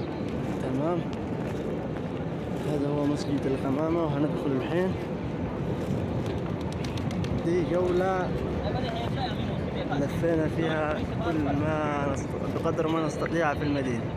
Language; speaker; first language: Arabic; native; Arabic